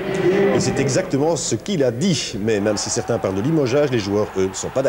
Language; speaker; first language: French; native; French